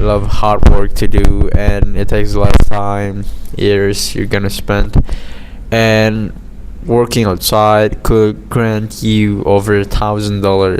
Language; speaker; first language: English; non-native, fluent; Indonesian